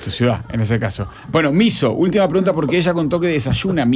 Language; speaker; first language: Spanish; native; Spanish